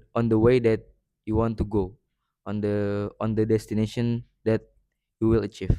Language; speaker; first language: English; non-native, learner; Indonesian